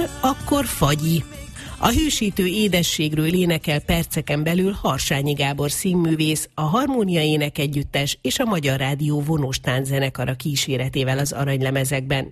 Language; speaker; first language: Hungarian; native; Hungarian